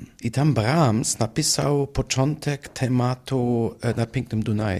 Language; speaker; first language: Polish; non-native, fluent; German